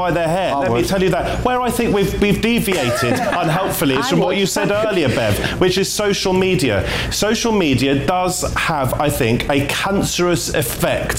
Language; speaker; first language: English; native; English